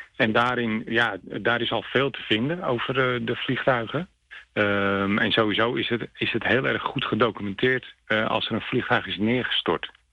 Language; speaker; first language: Dutch; native; Dutch